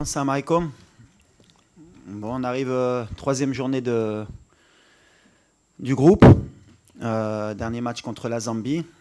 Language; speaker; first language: French; native; French